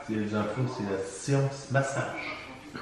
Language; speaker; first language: French; native; French